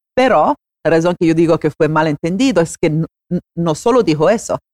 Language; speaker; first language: Spanish; non-native, fluent; Italian